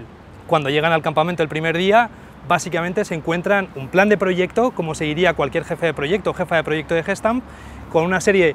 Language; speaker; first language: Spanish; native; Spanish